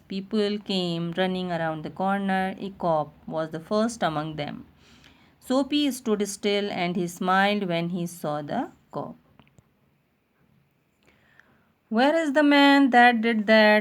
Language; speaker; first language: English; non-native, local second language; Hindi